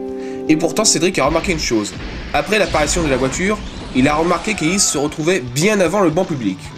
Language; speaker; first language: French; native; French